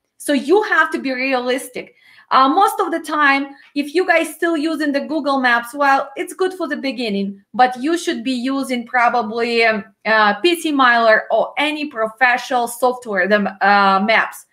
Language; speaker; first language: English; non-native, fluent; Ukrainian